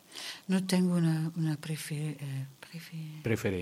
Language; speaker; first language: Spanish; non-native, learner; Dutch